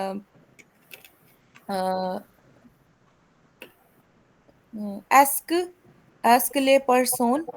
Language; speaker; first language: French; non-native, learner; Hindi